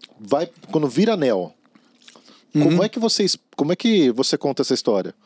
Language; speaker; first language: Portuguese; native; Portuguese